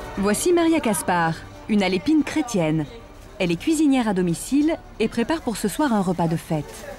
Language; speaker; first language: French; native; French